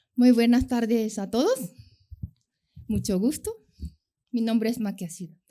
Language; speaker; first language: Spanish; non-native, fluent; Japanese